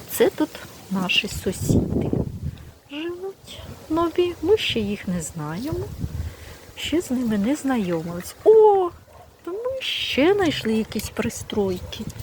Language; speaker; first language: Ukrainian; native; Ukrainian